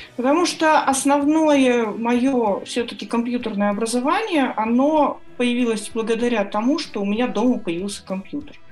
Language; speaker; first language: Russian; native; Russian